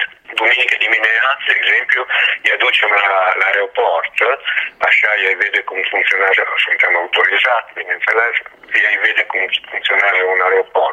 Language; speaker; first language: Romanian; non-native, learner; Italian